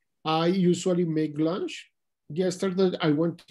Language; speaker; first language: English; non-native, learner; Spanish